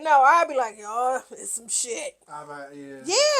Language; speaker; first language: English; native; English